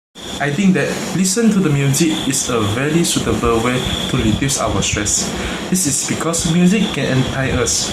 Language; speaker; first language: English; non-native, learner; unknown